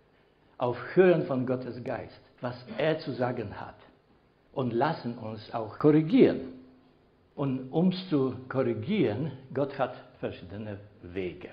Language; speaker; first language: German; non-native, fluent; Polish